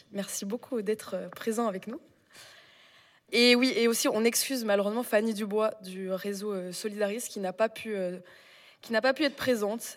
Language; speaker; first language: French; native; French